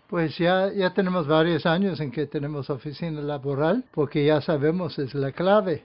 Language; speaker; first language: Spanish; non-native, fluent; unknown